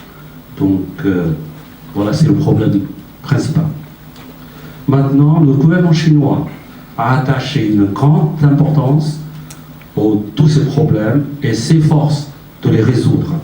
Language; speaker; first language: French; non-native, fluent; Chinese